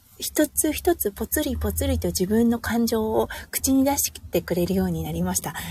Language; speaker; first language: Japanese; native; Japanese